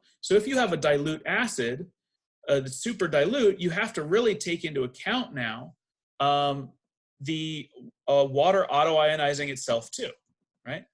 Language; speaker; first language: English; native; English